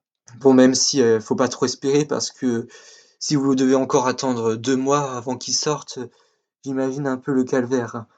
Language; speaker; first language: French; native; French